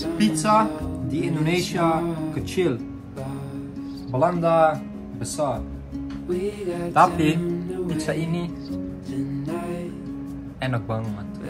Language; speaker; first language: Indonesian; non-native, learner; Dutch